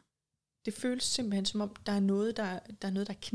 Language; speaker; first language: Danish; native; Danish